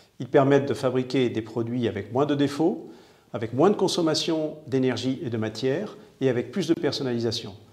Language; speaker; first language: French; native; French